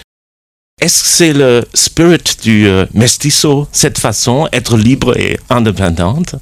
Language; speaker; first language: French; non-native, fluent; German